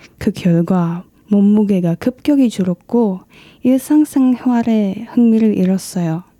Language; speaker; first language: Korean; non-native, fluent; Indonesian